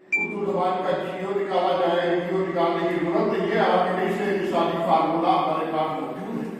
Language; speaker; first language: Urdu; native; Urdu